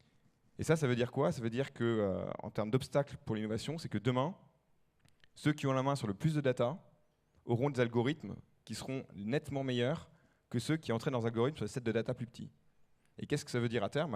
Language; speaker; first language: French; native; French